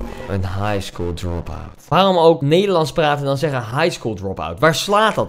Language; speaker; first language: Dutch; native; Dutch